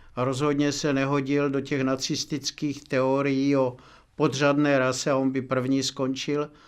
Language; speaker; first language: Czech; native; Czech